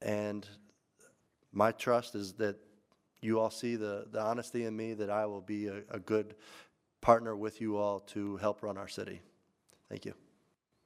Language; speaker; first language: English; native; English